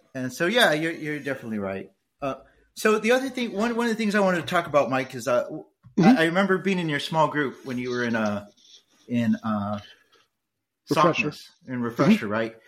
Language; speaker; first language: English; early bilingual, other home language; Spanish